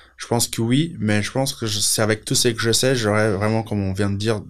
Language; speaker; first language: French; non-native, fluent; Portuguese